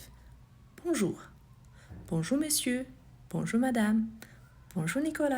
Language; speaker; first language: French; non-native, fluent; Portuguese